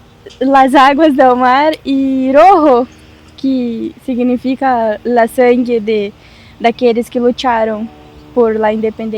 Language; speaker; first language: Spanish; non-native, learner; Portuguese